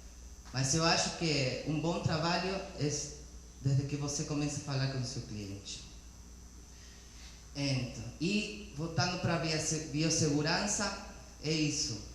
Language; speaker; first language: Portuguese; non-native, learner; Spanish